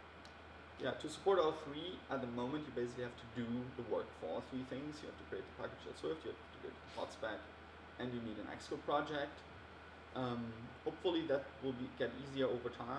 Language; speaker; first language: English; non-native, fluent; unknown